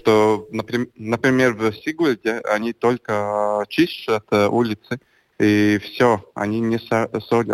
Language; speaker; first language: Russian; non-native, local second language; Latvian